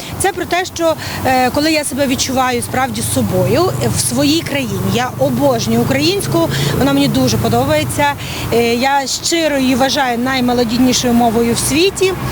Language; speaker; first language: Ukrainian; non-native, local second language; Russian